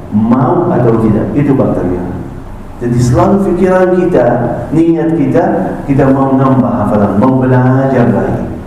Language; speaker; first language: Malay; non-native, fluent; Arabic